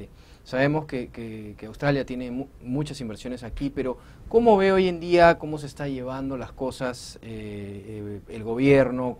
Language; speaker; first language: Spanish; native; Spanish